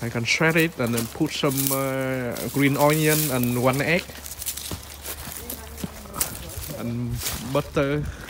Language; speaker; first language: English; non-native, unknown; Vietnamese